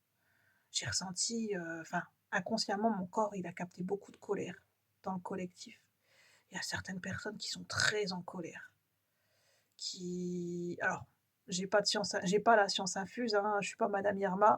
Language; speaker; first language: French; native; French